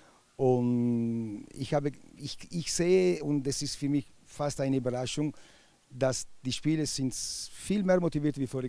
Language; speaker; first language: German; non-native, local second language; Italian